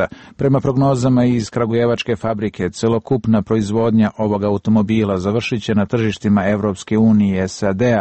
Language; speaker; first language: Serbian; native; Serbian